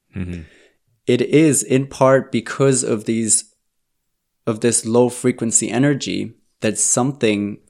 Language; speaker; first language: English; non-native, fluent; German